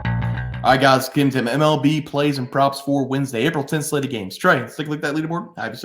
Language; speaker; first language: English; native; English